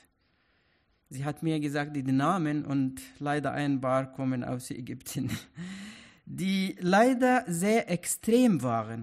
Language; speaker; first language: German; non-native, fluent; Arabic